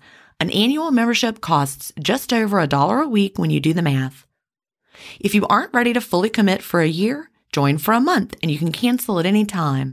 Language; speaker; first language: English; native; English